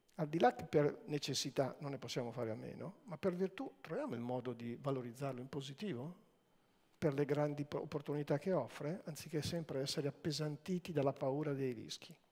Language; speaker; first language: Italian; native; Italian